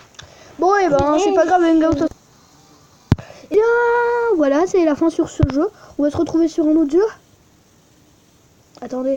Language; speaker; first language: French; native; French